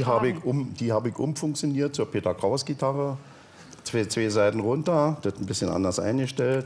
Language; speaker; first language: German; native; German